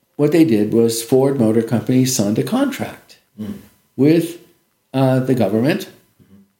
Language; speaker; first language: English; native; English